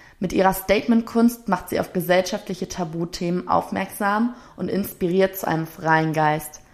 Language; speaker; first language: German; native; German